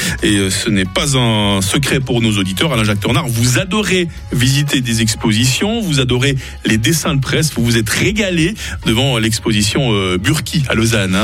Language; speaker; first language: French; native; French